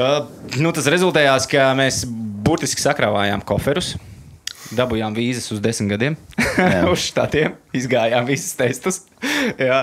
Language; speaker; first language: Latvian; native; Latvian